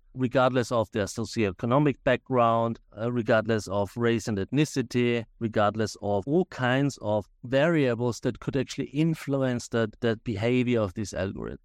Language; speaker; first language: English; non-native, fluent; German